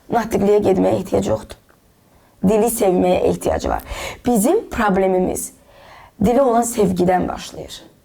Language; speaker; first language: Azerbaijani; non-native, local second language; Russian